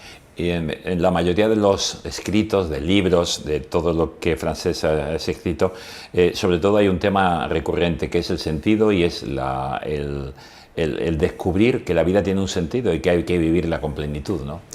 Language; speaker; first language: Spanish; native; Spanish